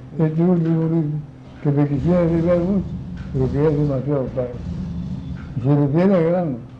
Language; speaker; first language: Spanish; native; Spanish